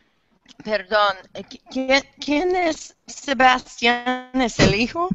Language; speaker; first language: Spanish; non-native, learner; English